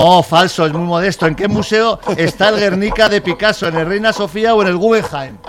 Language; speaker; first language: Spanish; native; Spanish